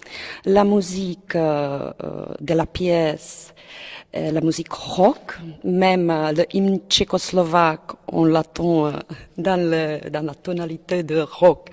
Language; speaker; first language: French; non-native, fluent; Czech